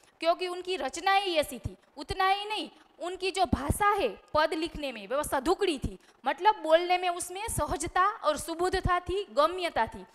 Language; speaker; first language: Hindi; non-native, local second language; Gujarati